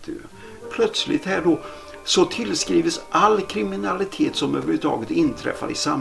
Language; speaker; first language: Swedish; native; Swedish